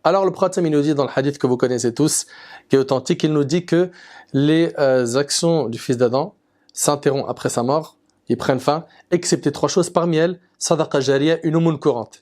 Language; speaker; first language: French; native; French